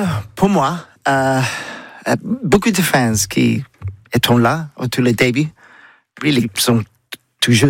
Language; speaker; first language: French; non-native, learner; English